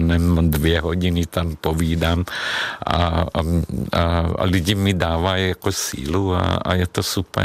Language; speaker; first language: Czech; non-native, fluent; Hungarian